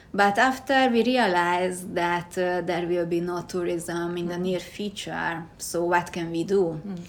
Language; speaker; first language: English; non-native, fluent; Hungarian